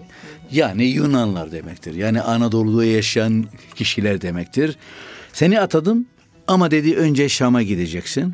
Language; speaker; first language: Turkish; non-native, fluent; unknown